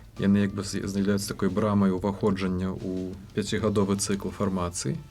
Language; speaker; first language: Belarusian; native; Belarusian